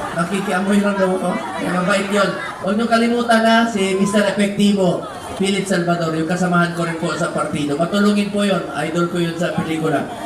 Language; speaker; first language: Filipino; non-native, local second language; Cebuano